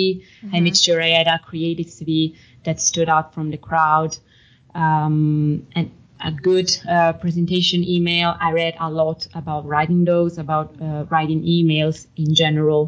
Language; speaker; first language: English; non-native, fluent; Italian